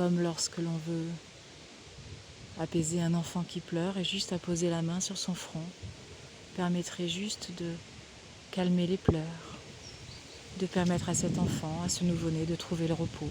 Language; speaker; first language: French; native; French